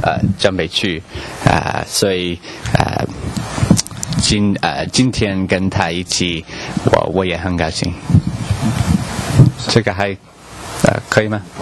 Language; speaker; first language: Chinese; non-native, learner; English